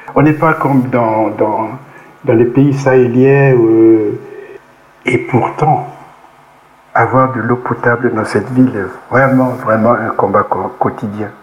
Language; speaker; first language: French; non-native, local second language; Kongo